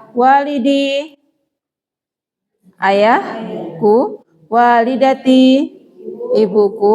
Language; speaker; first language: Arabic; non-native, fluent; Indonesian